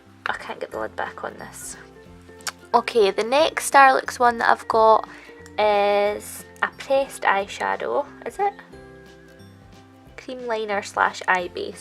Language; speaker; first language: English; native; English